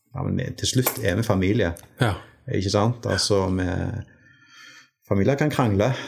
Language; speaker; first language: Norwegian; native; Norwegian